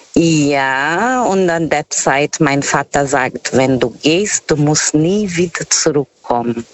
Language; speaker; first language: German; non-native, fluent; Portuguese